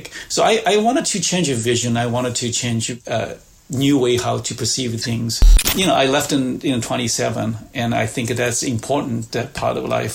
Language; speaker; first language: English; non-native, fluent; Chinese